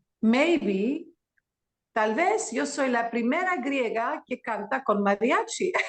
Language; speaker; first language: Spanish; non-native, learner; Greek